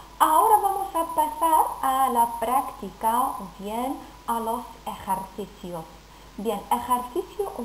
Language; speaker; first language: Spanish; non-native, fluent; Arabic